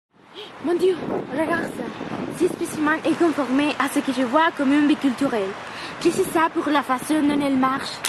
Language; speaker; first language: French; non-native, learner; Spanish